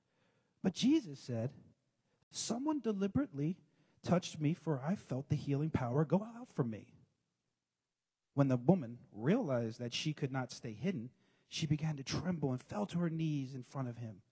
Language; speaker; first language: English; native; English